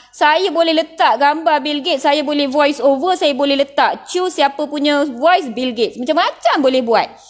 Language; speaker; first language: Malay; non-native, local second language; Tamil